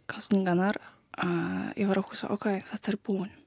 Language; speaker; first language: Icelandic; non-native, learner; Polish